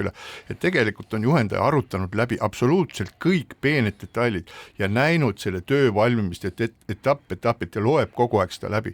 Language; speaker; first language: Estonian; native; Estonian